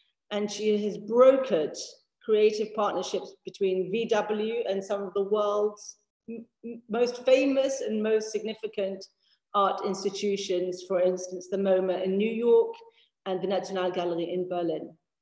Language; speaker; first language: English; native; English